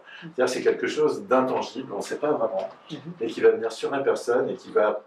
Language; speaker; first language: French; native; French